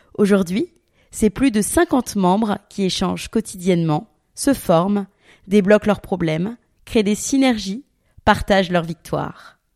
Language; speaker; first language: French; native; French